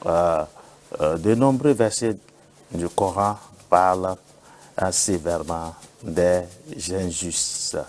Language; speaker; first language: French; non-native, local second language; Yoruba